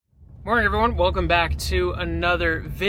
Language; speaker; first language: English; native; English